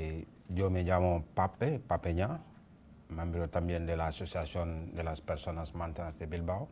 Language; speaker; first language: Spanish; non-native, fluent; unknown